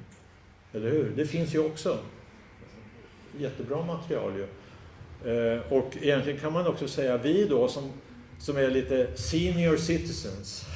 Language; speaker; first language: Swedish; native; Swedish